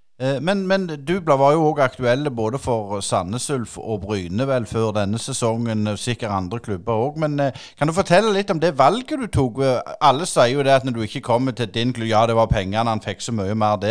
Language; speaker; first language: Norwegian; native; Norwegian